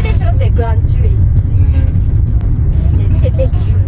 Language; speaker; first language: French; non-native, learner; Japanese